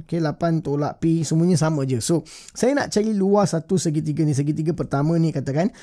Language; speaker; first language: Malay; native; Malay